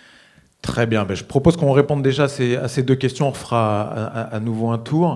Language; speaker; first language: French; native; French